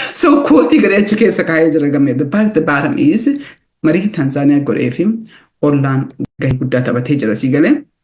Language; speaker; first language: Oromo; early bilingual, heritage; Oromo